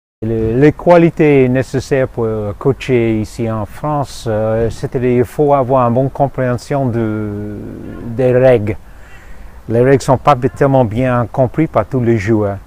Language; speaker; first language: French; non-native, fluent; English